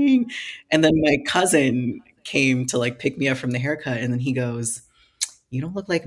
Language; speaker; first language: English; non-native, local second language; Filipino